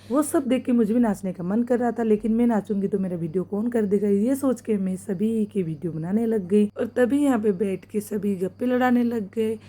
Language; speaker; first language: Hindi; non-native, local second language; Assamese